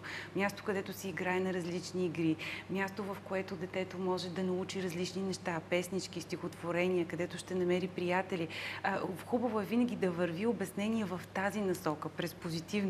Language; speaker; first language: Bulgarian; native; Bulgarian